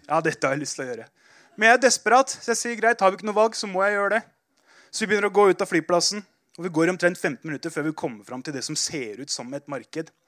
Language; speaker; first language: Norwegian; native; Norwegian